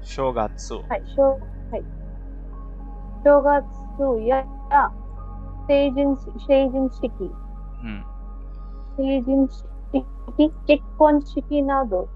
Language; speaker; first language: Japanese; non-native, learner; Hindi